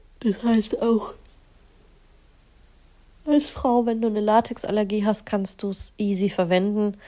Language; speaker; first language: German; native; German